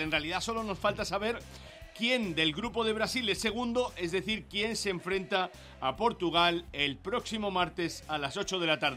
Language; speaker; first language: Spanish; native; Spanish